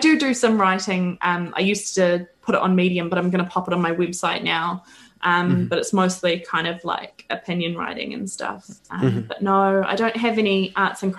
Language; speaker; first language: English; native; English